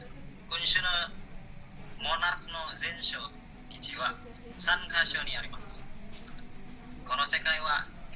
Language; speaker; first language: Japanese; non-native, learner; Indonesian